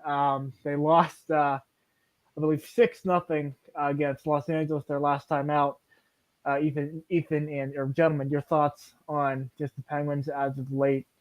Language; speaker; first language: English; native; English